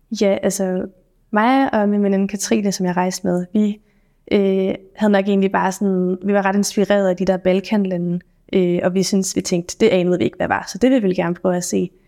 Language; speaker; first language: Danish; native; Danish